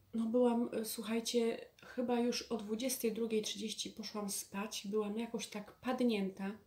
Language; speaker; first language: Polish; native; Polish